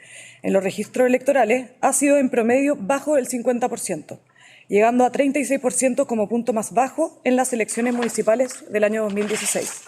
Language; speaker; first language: Spanish; native; Spanish